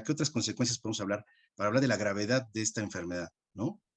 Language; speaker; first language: Spanish; native; Spanish